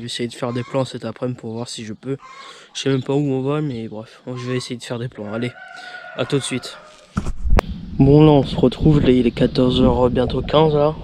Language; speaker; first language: French; native; French